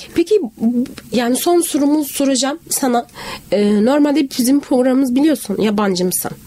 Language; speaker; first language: Turkish; native; Turkish